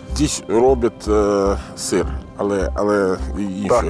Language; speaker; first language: Ukrainian; non-native, learner; Italian